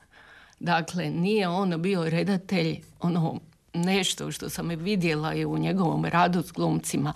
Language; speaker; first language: Serbian; native; Serbian